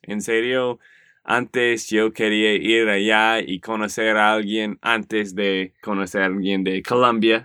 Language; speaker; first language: Spanish; non-native, learner; English